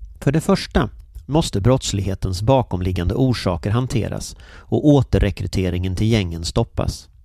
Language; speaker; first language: Swedish; native; Swedish